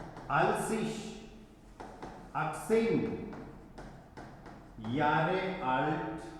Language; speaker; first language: German; non-native, fluent; Hindi